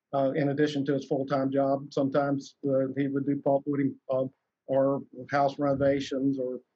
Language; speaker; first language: English; native; English